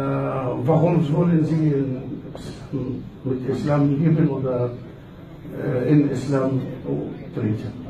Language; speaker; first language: German; non-native, learner; Arabic